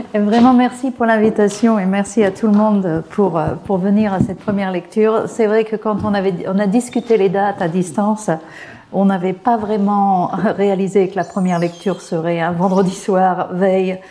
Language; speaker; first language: French; native; French